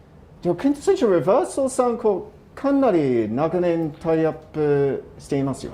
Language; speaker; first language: Japanese; non-native, fluent; English